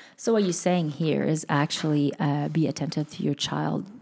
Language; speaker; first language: English; non-native, fluent; French